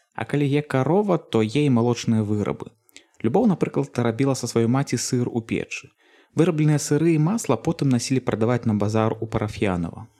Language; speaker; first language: Belarusian; native; Belarusian